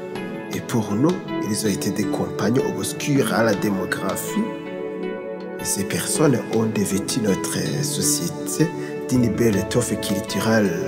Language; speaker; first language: French; non-native, local second language; Rundi